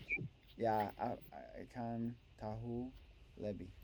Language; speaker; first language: Indonesian; non-native, learner; English